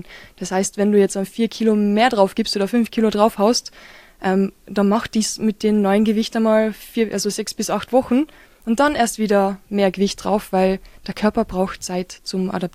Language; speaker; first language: German; native; German